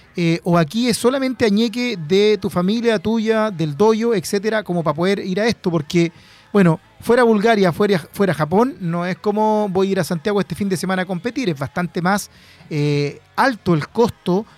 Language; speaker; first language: Spanish; native; Spanish